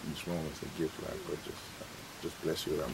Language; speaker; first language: English; native; English